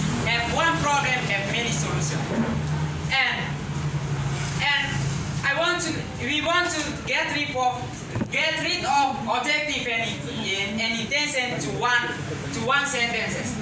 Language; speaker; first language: English; non-native, learner; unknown